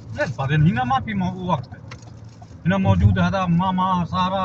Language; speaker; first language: Arabic; non-native, learner; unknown